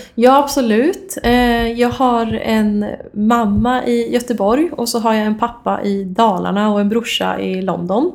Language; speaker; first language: Swedish; native; Swedish